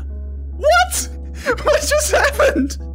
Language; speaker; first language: English; native; English